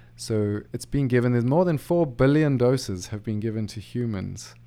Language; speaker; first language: English; native; English